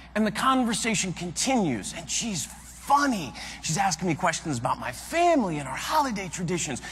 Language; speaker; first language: English; native; English